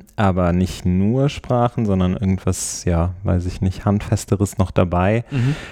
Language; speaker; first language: German; native; German